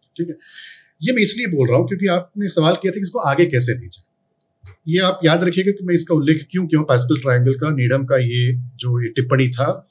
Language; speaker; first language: Hindi; non-native, local second language; Tamil